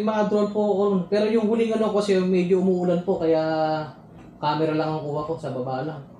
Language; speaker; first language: Filipino; native; Filipino